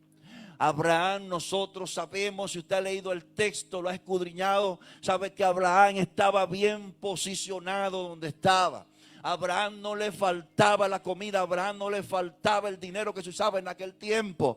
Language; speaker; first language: Spanish; native; Spanish